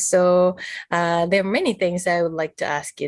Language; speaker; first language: English; non-native, fluent; Japanese